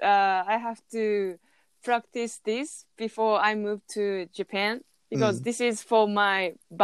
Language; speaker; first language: English; non-native, learner; Japanese